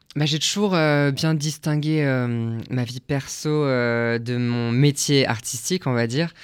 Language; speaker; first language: French; native; French